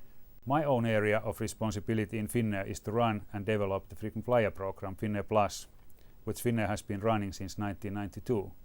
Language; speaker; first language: English; non-native, fluent; Finnish